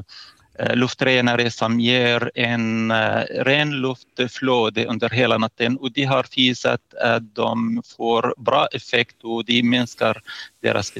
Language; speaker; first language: Swedish; non-native, fluent; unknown